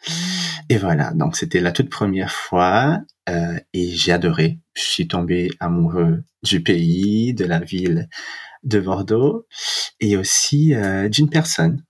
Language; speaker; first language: French; non-native, fluent; Portuguese